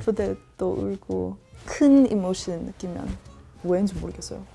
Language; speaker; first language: Korean; non-native, learner; English